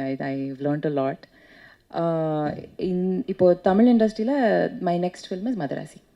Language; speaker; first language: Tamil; non-native, learner; Kannada